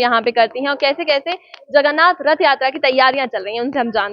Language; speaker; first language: Hindi; native; Hindi